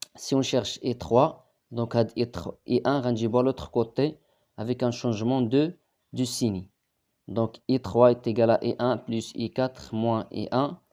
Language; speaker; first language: French; non-native, local second language; Arabic